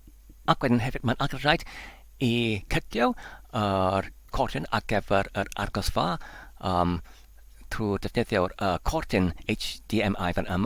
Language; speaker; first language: Welsh; non-native, learner; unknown